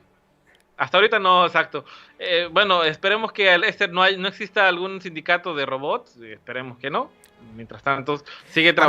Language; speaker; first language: Spanish; native; Spanish